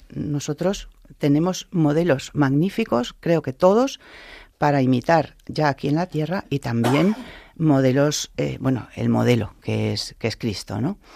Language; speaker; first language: Spanish; native; Spanish